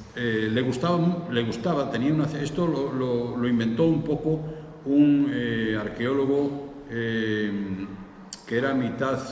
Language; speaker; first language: Spanish; native; Spanish